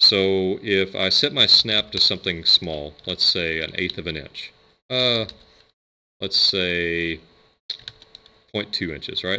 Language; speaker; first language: English; native; English